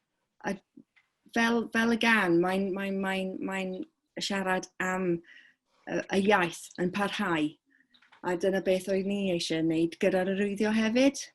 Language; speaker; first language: Welsh; non-native, fluent; English